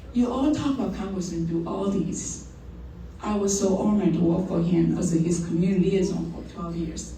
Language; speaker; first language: English; non-native, learner; Chinese